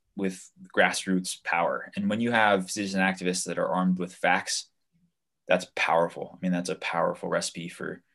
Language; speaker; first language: English; native; English